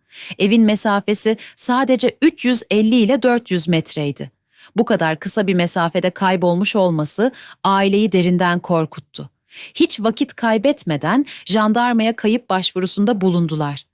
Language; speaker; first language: Turkish; native; Turkish